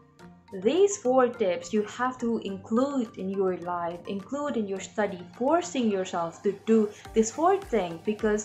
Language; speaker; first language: English; non-native, learner; Indonesian